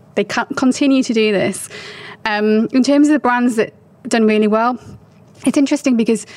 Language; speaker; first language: English; native; English